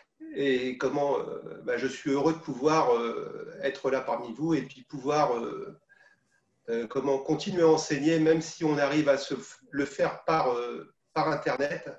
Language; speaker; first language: French; native; French